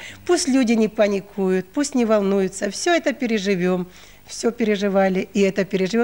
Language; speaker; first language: Russian; native; Russian